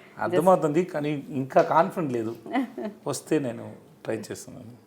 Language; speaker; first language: Telugu; non-native, learner; Tamil